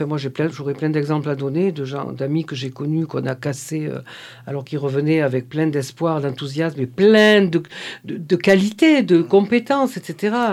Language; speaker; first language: French; native; French